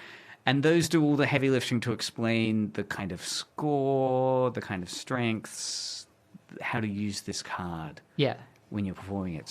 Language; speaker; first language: English; native; English